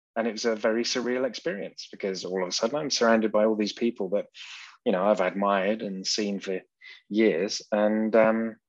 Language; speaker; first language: English; native; English